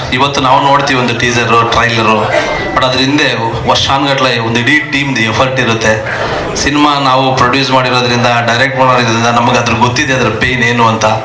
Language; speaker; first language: Kannada; native; Kannada